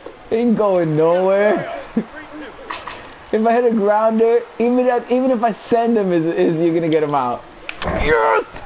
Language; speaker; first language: English; early bilingual, other home language; Spanish